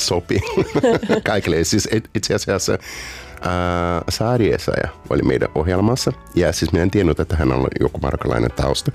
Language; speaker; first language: Finnish; non-native, fluent; Portuguese